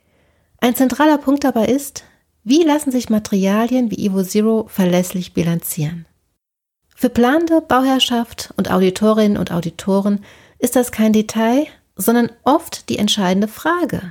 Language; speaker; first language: German; native; German